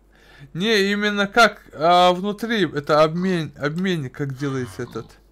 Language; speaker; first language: Russian; native; Russian